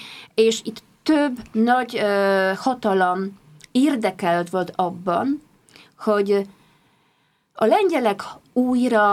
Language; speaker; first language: Hungarian; non-native, fluent; Polish